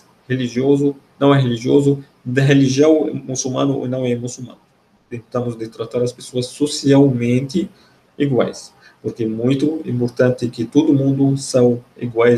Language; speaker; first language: Portuguese; non-native, fluent; Arabic